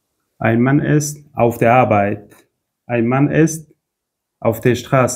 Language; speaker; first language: German; non-native, fluent; Persian